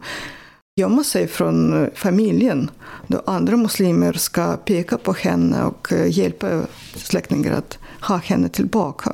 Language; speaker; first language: Swedish; non-native, fluent; Russian